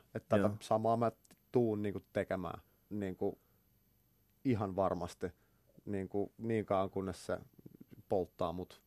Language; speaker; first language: Finnish; native; Finnish